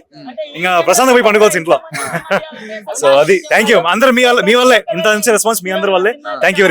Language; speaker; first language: Telugu; native; Telugu